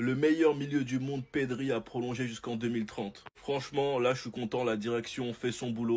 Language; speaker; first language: French; native; French